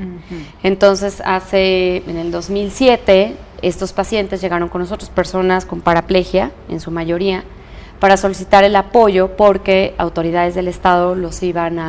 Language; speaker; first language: Spanish; native; Spanish